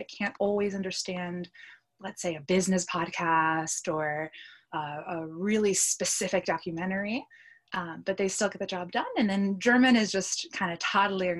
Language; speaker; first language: English; early bilingual, other home language; Polish